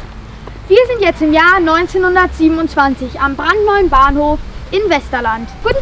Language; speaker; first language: German; native; German